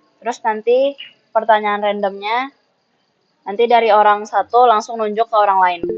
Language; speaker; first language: Indonesian; native; Indonesian